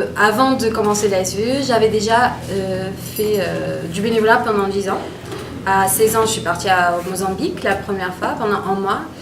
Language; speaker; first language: French; non-native, fluent; Portuguese